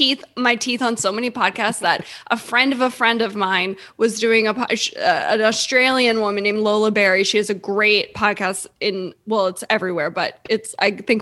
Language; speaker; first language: English; native; English